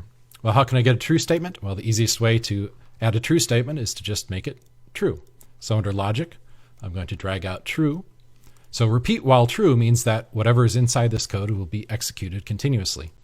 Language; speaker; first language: English; native; English